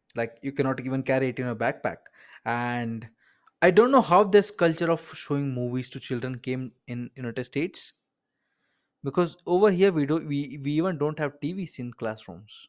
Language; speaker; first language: English; non-native, local second language; Kannada